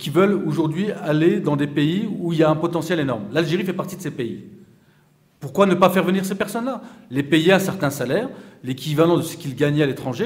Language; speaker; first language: French; native; French